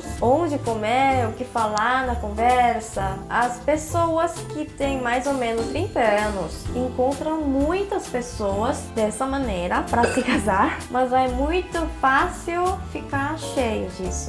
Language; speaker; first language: Portuguese; non-native, fluent; Korean